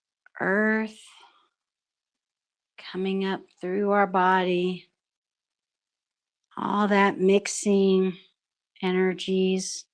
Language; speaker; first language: English; native; English